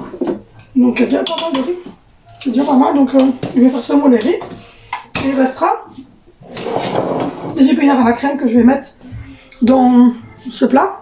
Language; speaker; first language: French; native; French